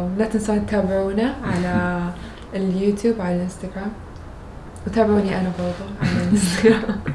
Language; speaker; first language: Arabic; native; Arabic